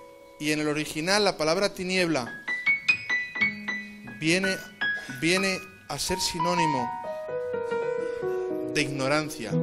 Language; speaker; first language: Spanish; native; Spanish